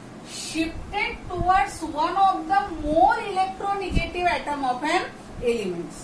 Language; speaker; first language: English; non-native, local second language; Marathi